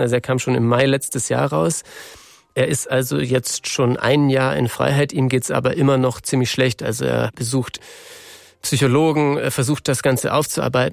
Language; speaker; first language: German; native; German